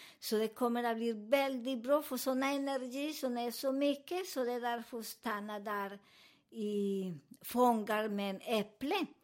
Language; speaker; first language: Swedish; non-native, learner; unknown